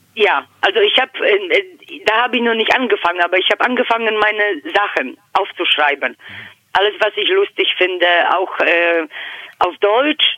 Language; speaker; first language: German; non-native, fluent; Polish